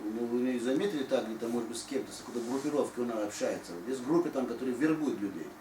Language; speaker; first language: Russian; native; Russian